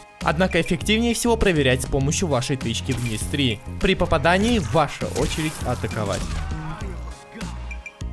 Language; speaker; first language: Russian; native; Russian